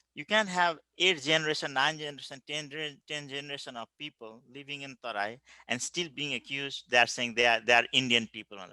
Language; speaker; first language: English; non-native, local second language; Nepali